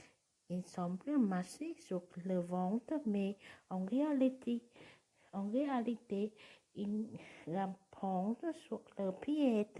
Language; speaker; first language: French; non-native, learner; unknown